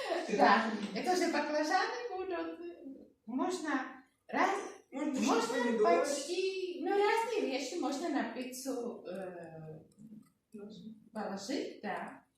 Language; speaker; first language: Russian; non-native, learner; Czech